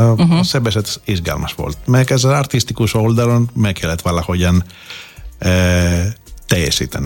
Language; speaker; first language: Hungarian; non-native, learner; Greek